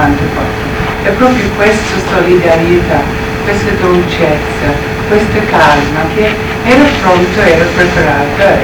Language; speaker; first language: Italian; non-native, fluent; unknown